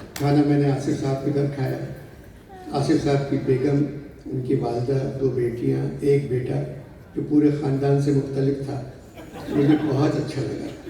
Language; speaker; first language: Urdu; native; Urdu